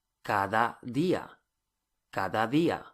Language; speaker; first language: Spanish; non-native, fluent; English